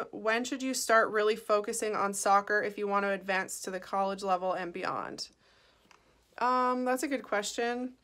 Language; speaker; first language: English; native; English